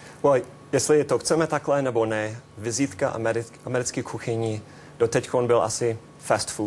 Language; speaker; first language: Czech; non-native, fluent; English